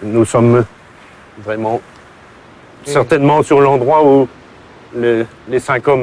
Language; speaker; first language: French; native; French